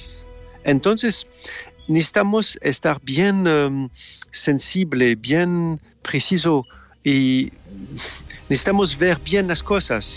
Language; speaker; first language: Spanish; non-native, fluent; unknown